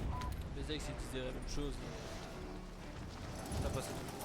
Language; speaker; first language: French; native; French